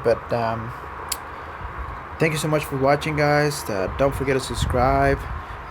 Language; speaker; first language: English; non-native, fluent; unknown